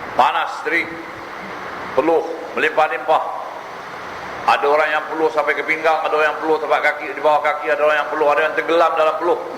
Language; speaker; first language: Malay; native; Malay